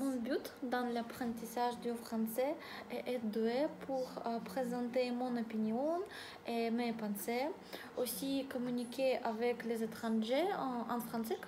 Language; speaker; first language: French; non-native, learner; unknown